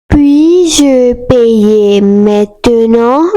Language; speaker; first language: French; non-native, learner; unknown